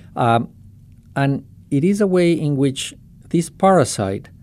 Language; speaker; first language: English; non-native, fluent; Spanish